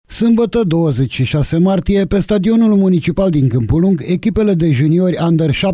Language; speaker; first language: Romanian; native; Romanian